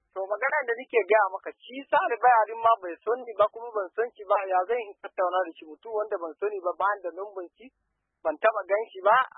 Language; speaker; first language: Hausa; non-native, local second language; Fula